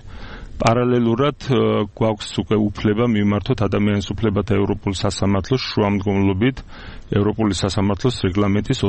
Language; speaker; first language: Georgian; native; Georgian